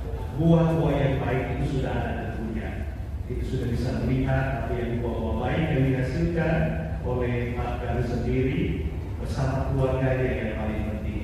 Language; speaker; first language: Indonesian; native; Indonesian